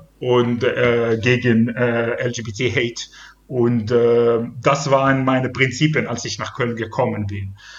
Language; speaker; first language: German; non-native, fluent; Hebrew